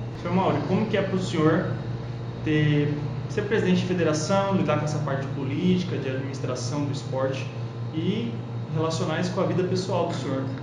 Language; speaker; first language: Portuguese; native; Portuguese